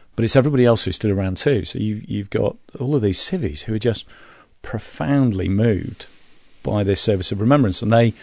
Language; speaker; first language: English; native; English